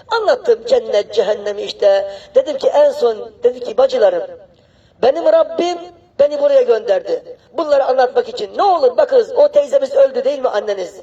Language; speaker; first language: Turkish; non-native, fluent; Arabic